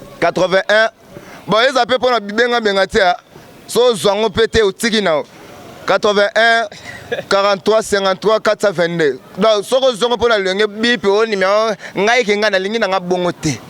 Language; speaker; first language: Lingala; native; Lingala